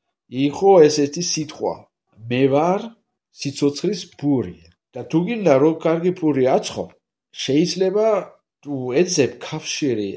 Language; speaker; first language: Georgian; non-native, learner; French